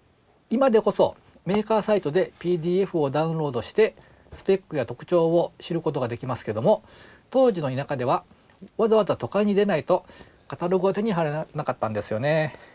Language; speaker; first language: Japanese; native; Japanese